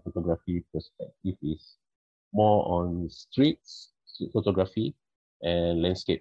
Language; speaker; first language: English; non-native, local second language; Malay